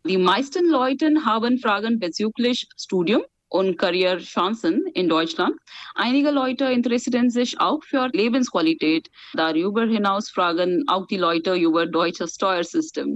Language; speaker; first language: German; non-native, fluent; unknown